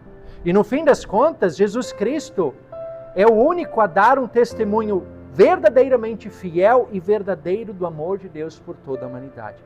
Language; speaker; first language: Portuguese; native; Portuguese